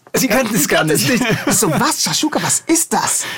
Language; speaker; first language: German; native; German